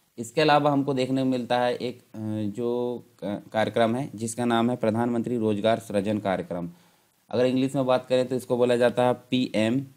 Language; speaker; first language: Hindi; native; Hindi